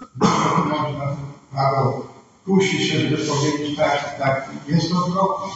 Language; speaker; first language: Polish; non-native, fluent; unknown